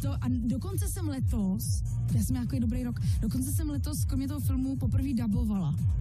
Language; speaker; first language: Czech; non-native, local second language; Polish